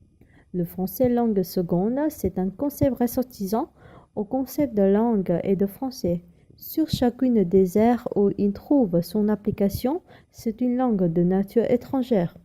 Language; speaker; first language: French; non-native, learner; Vietnamese